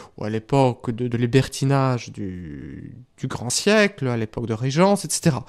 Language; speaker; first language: French; non-native, fluent; Russian